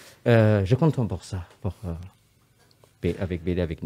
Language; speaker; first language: French; non-native, learner; Somali